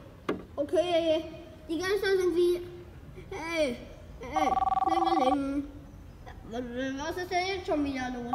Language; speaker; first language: German; native; German